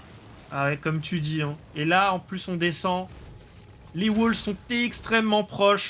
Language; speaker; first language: French; native; French